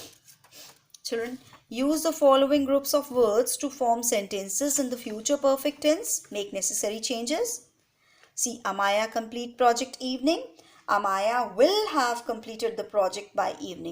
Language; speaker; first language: English; non-native, local second language; Hindi